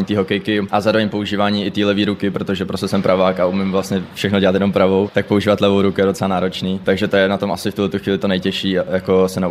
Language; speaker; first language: Czech; native; Czech